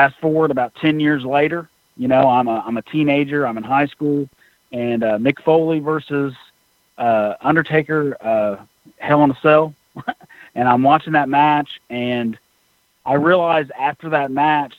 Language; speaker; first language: English; native; English